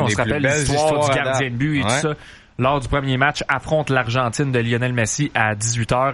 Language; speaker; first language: French; native; French